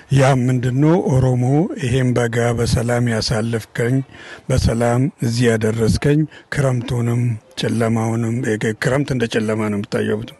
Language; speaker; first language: Amharic; non-native, local second language; Oromo